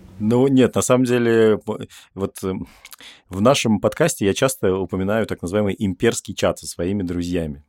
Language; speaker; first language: Russian; native; Russian